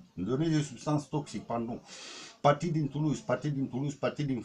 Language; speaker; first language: French; non-native, learner; Romanian